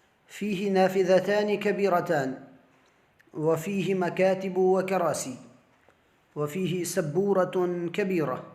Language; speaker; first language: Arabic; non-native, fluent; Urdu